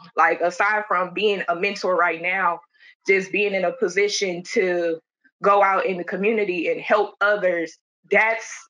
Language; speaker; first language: English; native; English